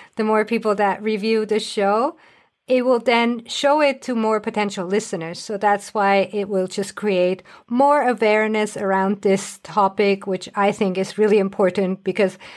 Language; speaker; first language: English; non-native, fluent; German